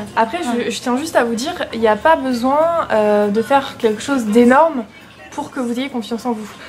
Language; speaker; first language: French; native; French